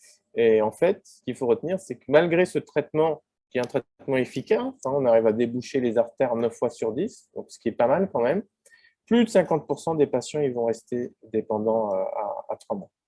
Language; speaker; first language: French; native; French